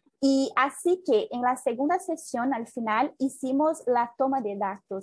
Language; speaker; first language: Spanish; non-native, fluent; Portuguese